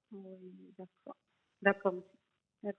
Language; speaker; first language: French; non-native, learner; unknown